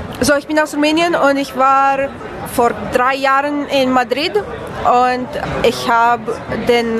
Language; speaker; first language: German; non-native, fluent; Romanian